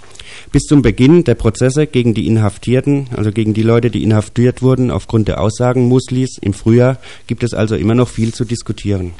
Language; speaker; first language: German; native; German